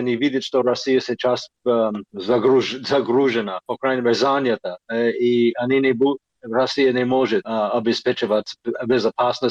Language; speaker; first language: Russian; non-native, fluent; English